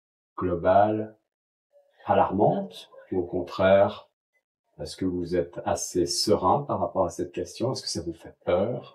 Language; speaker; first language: French; native; French